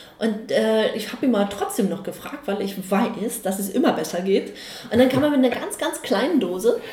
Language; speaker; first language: German; early bilingual, other home language; Chinese